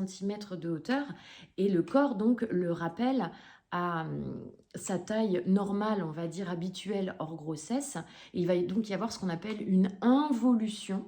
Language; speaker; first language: French; native; French